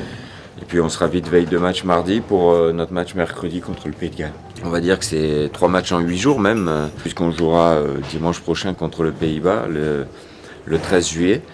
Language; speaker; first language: French; native; French